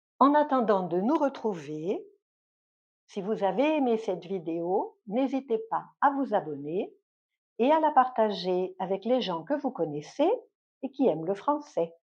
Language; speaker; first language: French; native; French